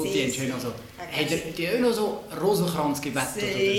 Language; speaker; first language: German; native; German